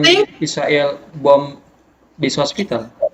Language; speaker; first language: English; non-native, learner; Indonesian